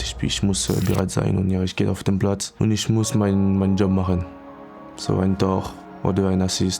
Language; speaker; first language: German; non-native, learner; French